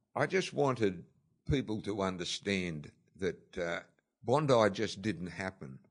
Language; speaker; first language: English; native; English